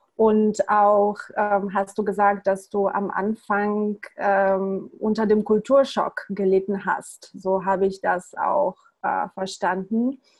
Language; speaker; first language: German; non-native, fluent; Bulgarian